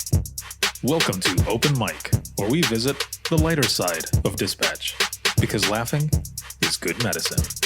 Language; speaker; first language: English; native; English